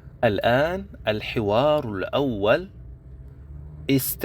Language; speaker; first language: Arabic; non-native, fluent; Indonesian